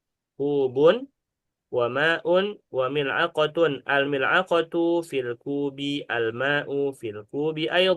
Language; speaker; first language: Arabic; non-native, fluent; Indonesian